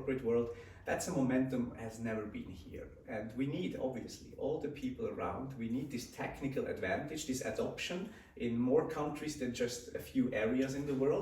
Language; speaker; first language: English; non-native, fluent; Swiss German